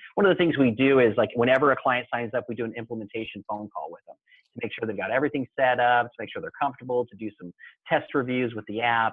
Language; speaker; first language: English; native; English